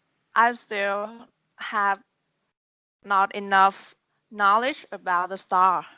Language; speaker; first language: English; non-native, learner; Vietnamese